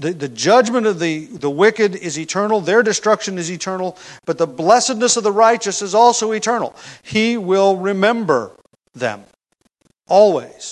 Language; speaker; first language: English; native; English